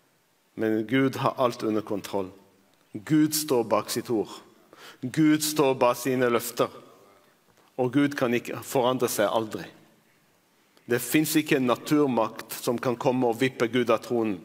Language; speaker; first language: Norwegian; non-native, fluent; Arabic